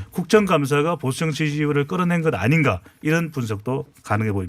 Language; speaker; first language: Korean; native; Korean